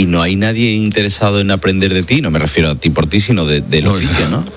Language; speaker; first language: Spanish; native; Spanish